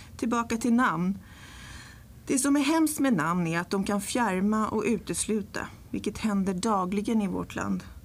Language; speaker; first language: Swedish; early bilingual, other home language; English